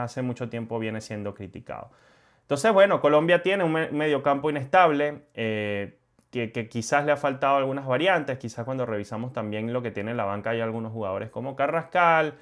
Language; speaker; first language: Spanish; native; Spanish